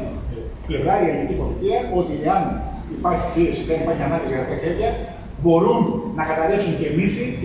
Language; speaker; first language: Greek; native; Greek